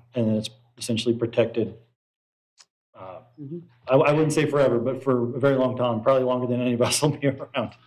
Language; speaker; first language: English; native; English